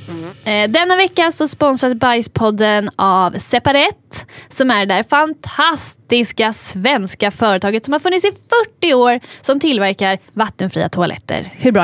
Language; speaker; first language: Swedish; native; Swedish